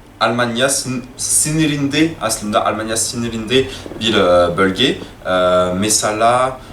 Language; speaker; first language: Turkish; non-native, learner; French